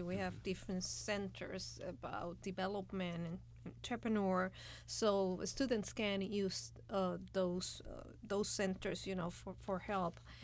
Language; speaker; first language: English; non-native, fluent; Spanish